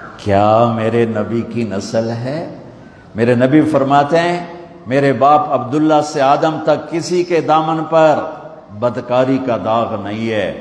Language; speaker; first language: Urdu; non-native, local second language; Punjabi